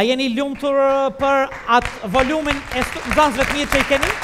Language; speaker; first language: Albanian; native; Albanian